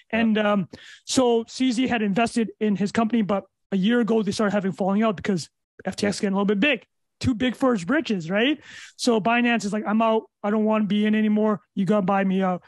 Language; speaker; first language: English; native; English